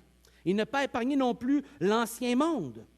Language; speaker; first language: French; native; French